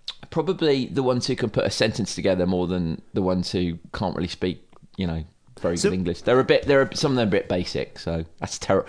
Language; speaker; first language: English; native; English